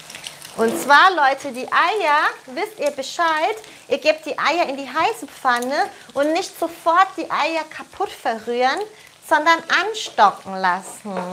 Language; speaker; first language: German; native; German